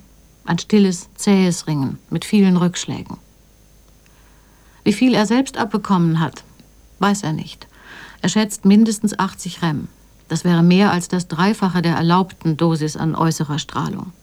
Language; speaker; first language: German; native; German